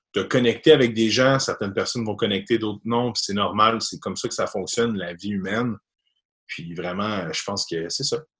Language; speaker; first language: French; native; French